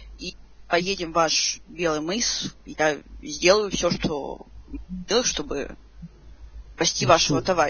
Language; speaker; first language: Russian; native; Russian